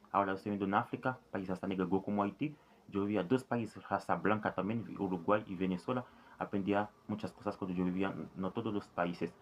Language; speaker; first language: Spanish; non-native, learner; Haitian Creole